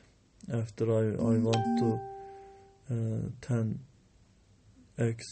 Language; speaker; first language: English; non-native, learner; Turkish